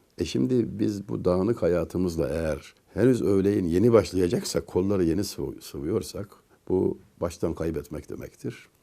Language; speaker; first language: Turkish; native; Turkish